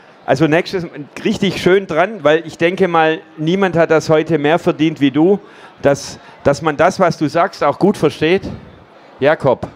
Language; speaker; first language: German; native; German